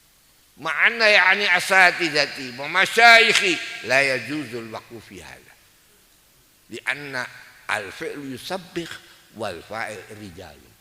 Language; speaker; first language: Arabic; non-native, fluent; Javanese